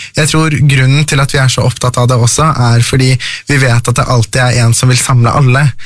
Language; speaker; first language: Norwegian; early bilingual, other home language; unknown